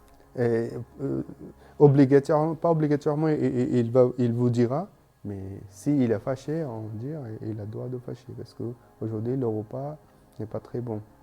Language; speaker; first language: French; non-native, learner; Bangla